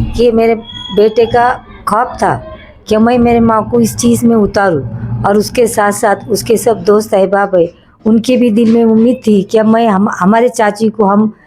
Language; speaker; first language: Hindi; native; Hindi